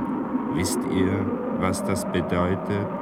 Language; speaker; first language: German; native; German